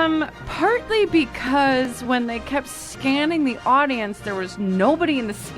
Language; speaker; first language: English; native; English